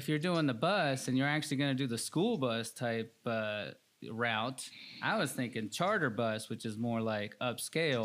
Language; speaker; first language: English; early bilingual, other home language; Spanish